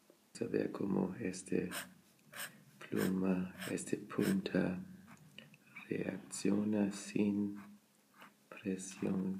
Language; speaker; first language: Spanish; non-native, fluent; German